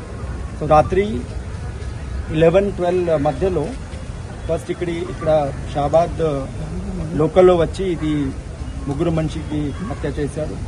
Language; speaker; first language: Telugu; non-native, learner; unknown